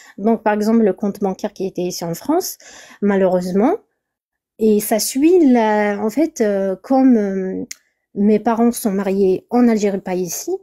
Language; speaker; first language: French; non-native, local second language; Kabyle